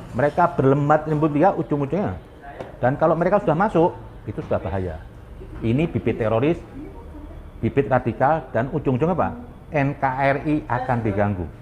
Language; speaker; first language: Indonesian; native; Indonesian